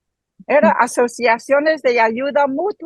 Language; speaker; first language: Spanish; non-native, fluent; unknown